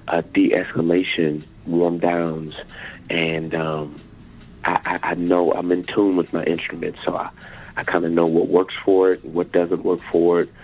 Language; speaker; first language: English; native; English